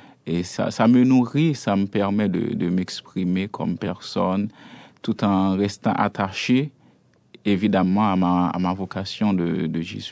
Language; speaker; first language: French; non-native, local second language; Haitian Creole